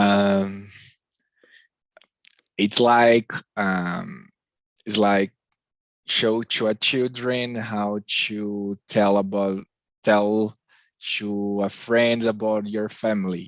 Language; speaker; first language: English; non-native, learner; Portuguese